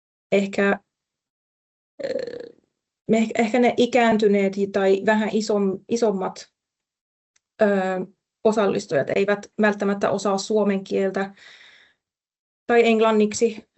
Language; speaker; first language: Finnish; non-native, fluent; Persian